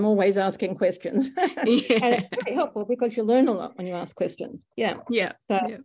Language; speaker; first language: English; native; English